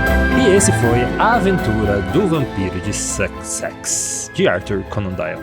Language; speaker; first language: Portuguese; native; Portuguese